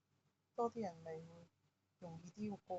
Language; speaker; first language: Chinese; native; Chinese